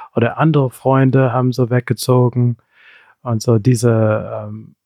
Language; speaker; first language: German; native; German